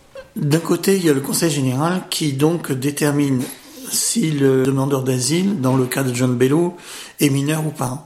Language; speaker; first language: French; native; French